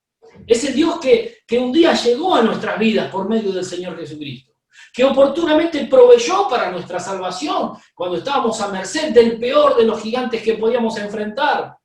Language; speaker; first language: Spanish; native; Spanish